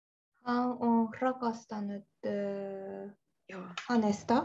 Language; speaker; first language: Finnish; non-native, learner; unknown